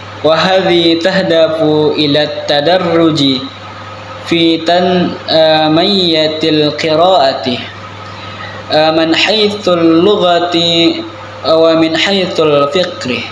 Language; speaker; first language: Arabic; non-native, learner; Indonesian